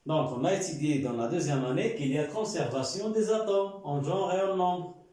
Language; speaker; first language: French; non-native, local second language; Arabic